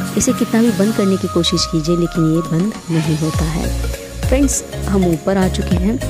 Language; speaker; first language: Hindi; native; Hindi